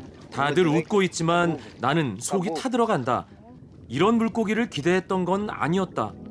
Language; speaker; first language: Korean; native; Korean